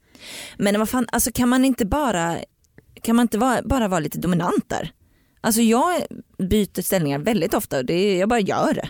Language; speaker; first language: Swedish; native; Swedish